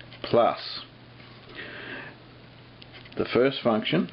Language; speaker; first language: English; native; English